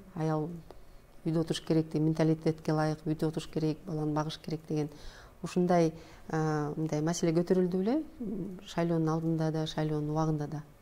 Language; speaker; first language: Kyrgyz; native; Kyrgyz